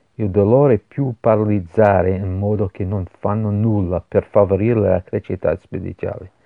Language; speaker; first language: Italian; non-native, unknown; English